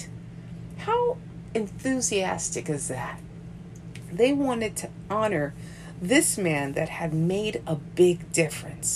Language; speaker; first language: English; native; English